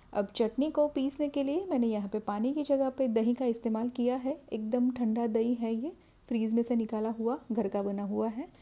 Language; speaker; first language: Hindi; non-native, local second language; Gujarati